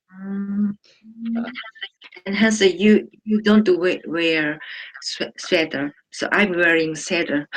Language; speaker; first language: English; non-native, learner; Japanese